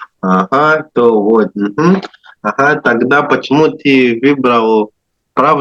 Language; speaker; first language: Russian; non-native, learner; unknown